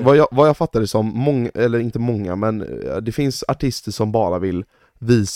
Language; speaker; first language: Swedish; native; Swedish